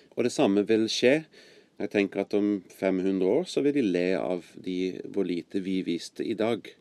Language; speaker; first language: Norwegian; non-native, fluent; English